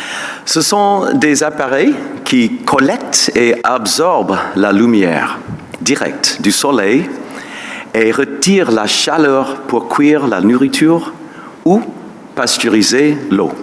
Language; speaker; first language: French; non-native, fluent; English